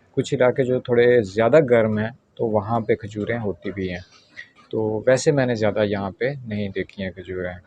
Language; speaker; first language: Urdu; non-native, local second language; Punjabi